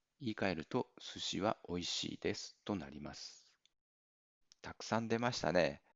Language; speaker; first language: Japanese; native; Japanese